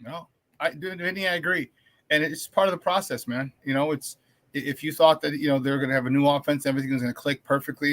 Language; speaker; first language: English; native; English